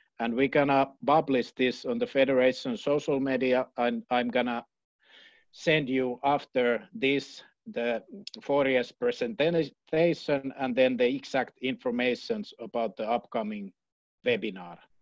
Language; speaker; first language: English; non-native, fluent; Finnish